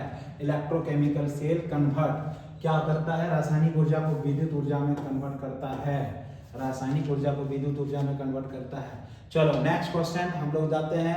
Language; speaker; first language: Hindi; native; Hindi